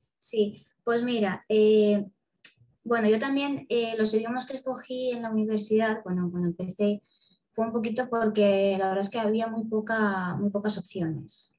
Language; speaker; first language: Spanish; early bilingual, other home language; Russian